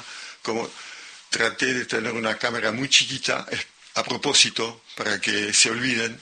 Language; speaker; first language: Spanish; non-native, local second language; French